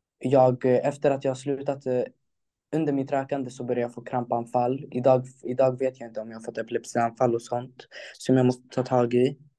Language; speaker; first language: Swedish; early bilingual, other home language; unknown